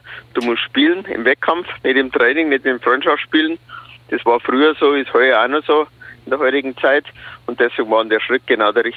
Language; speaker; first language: German; native; German